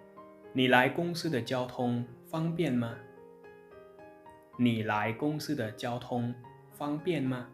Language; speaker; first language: Chinese; non-native, fluent; Lao